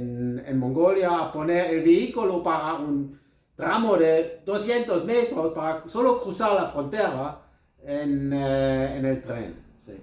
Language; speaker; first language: Spanish; non-native, learner; German